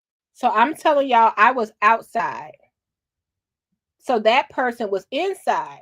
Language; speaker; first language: English; native; English